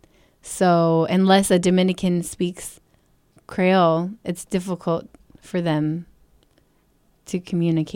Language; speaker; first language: English; native; English